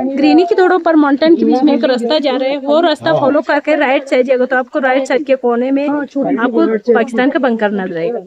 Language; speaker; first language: Hindi; non-native, local second language; Balti